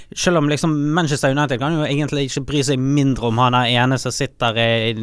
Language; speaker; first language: Norwegian; native; Norwegian